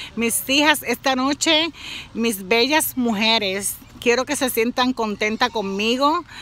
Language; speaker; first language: Spanish; native; Spanish